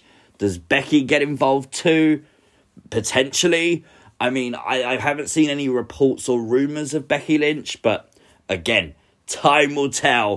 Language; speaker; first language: English; native; English